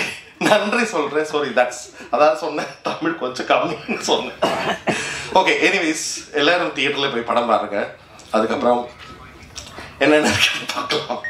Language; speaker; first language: Tamil; non-native, learner; Malayalam